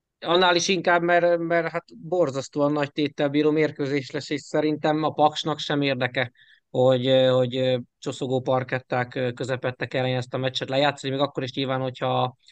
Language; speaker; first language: Hungarian; native; Hungarian